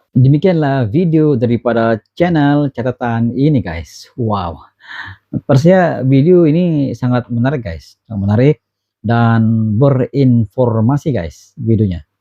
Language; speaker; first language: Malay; native; Malay